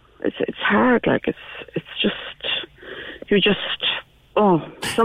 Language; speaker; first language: English; non-native, local second language; Swahili